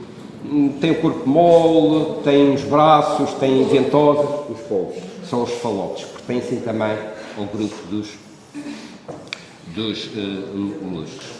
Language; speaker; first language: Portuguese; native; Portuguese